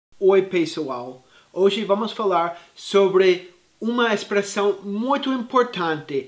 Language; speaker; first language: Portuguese; non-native, fluent; English